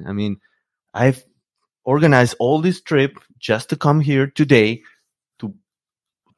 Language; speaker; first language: English; non-native, fluent; Spanish